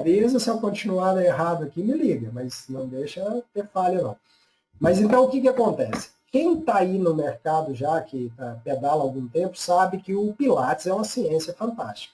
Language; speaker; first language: Portuguese; native; Portuguese